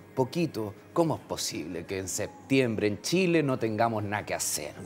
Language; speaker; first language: Spanish; native; Spanish